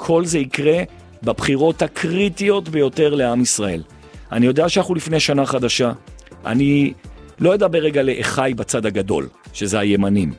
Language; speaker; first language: Hebrew; native; Hebrew